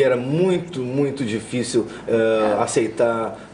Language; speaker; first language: Portuguese; native; Portuguese